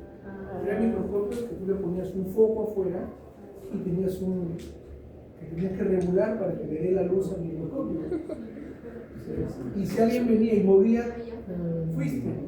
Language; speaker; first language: Spanish; native; Spanish